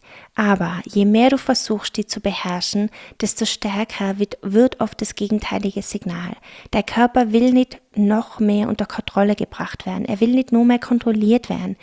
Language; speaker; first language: German; native; German